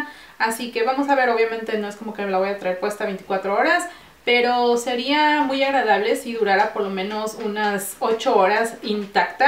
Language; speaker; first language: Spanish; early bilingual, heritage; Spanish